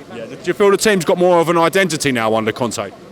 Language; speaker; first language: English; native; English